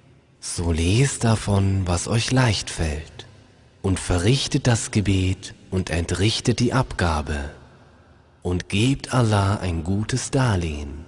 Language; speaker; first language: German; native; German